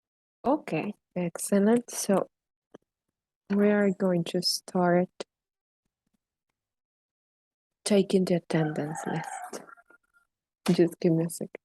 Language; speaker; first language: English; non-native, fluent; Spanish